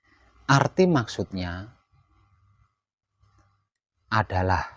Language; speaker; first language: Indonesian; non-native, local second language; Javanese